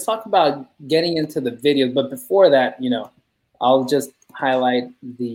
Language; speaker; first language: English; early bilingual, other home language; Spanish